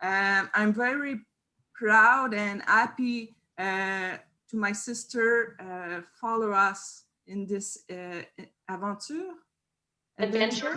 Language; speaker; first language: English; non-native, learner; French